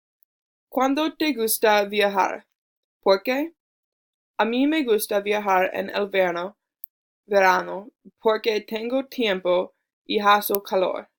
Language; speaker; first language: Spanish; non-native, learner; English